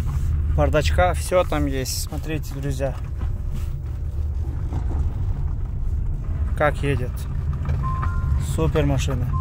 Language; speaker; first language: Russian; non-native, learner; Uzbek